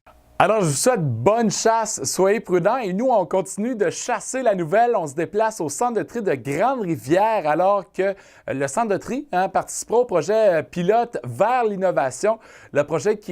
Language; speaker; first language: French; native; French